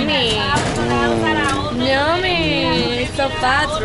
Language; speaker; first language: English; non-native, learner; Spanish